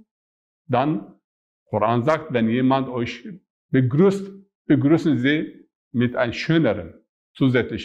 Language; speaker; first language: German; non-native, fluent; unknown